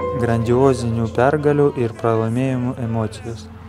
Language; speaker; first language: Lithuanian; non-native, learner; Ukrainian